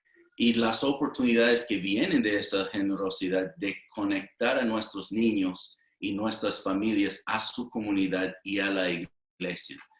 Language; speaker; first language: Spanish; non-native, fluent; English